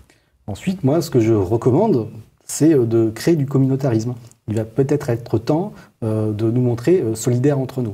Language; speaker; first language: French; native; French